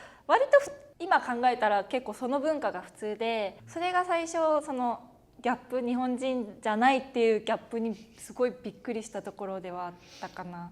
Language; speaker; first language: Japanese; native; Japanese